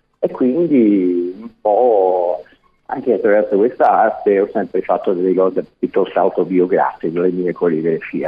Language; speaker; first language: Italian; non-native, fluent; English